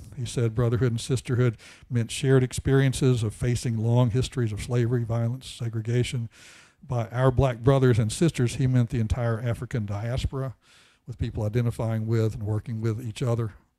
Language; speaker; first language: English; native; English